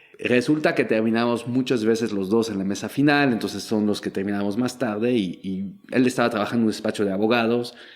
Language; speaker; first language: Spanish; non-native, fluent; French